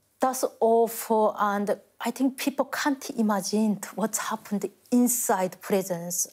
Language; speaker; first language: English; non-native, fluent; Korean